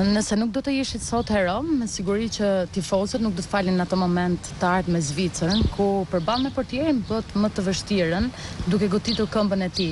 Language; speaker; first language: Albanian; native; Albanian